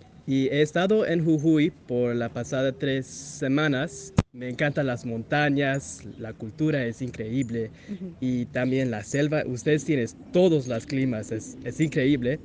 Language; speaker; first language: Spanish; non-native, learner; English